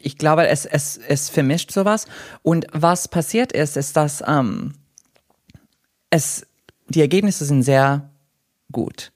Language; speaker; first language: German; non-native, fluent; English